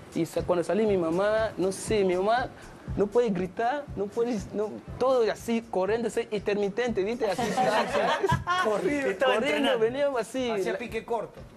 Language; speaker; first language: Spanish; non-native, learner; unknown